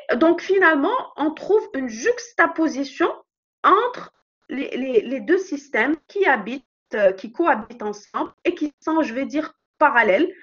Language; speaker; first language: French; non-native, local second language; Arabic